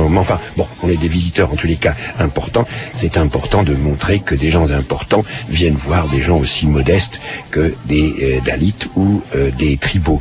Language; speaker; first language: French; native; French